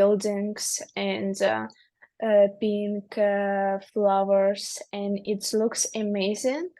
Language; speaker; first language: English; non-native, learner; Russian